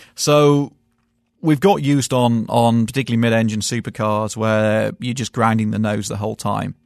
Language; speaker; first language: English; native; English